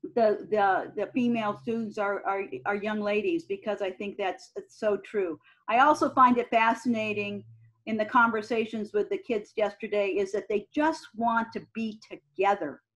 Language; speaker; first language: English; native; English